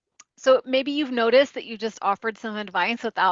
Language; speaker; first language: English; native; English